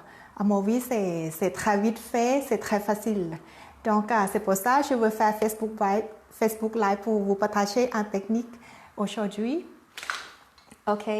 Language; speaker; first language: French; non-native, learner; Thai